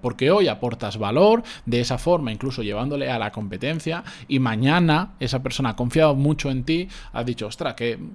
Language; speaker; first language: Spanish; native; Spanish